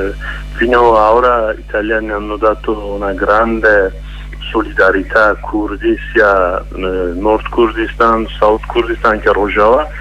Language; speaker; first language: Italian; non-native, learner; Kurdish